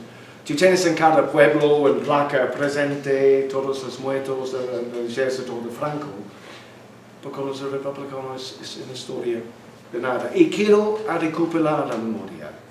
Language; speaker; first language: Spanish; non-native, learner; English